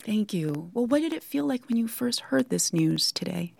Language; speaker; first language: English; native; English